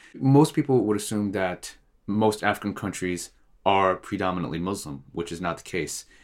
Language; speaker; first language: English; non-native, fluent; Tigrinya